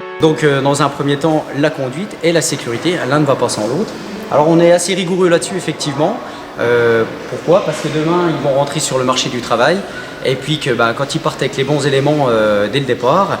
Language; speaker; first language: French; native; French